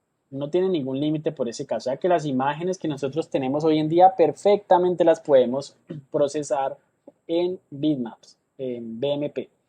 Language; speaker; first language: Spanish; native; Spanish